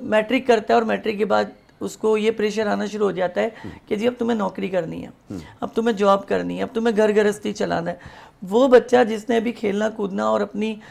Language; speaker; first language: Urdu; native; Urdu